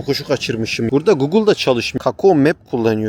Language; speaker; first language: Turkish; native; Turkish